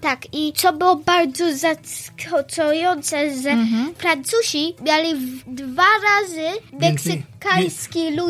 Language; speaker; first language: Polish; early bilingual, heritage; Polish